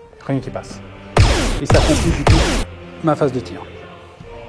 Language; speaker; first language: French; native; French